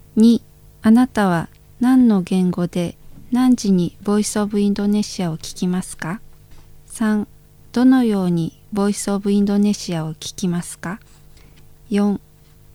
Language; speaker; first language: Japanese; non-native, fluent; Indonesian